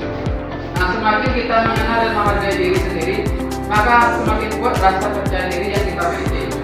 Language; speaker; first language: Indonesian; native; Indonesian